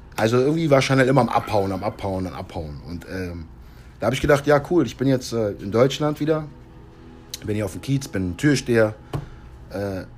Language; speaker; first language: German; early bilingual, heritage; English